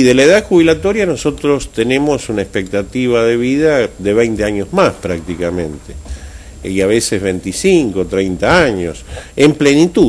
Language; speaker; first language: Spanish; native; Spanish